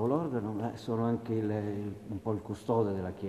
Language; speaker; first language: Italian; native; Italian